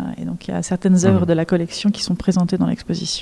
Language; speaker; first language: French; native; French